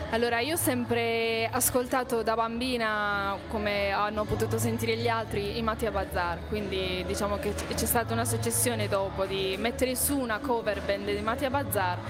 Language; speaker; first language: Italian; native; Italian